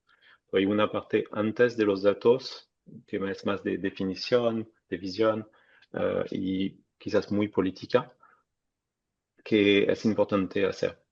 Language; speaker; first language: Spanish; non-native, fluent; French